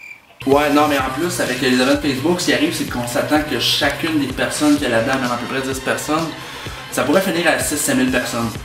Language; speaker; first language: French; native; French